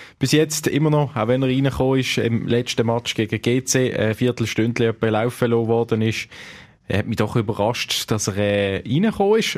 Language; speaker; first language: German; native; German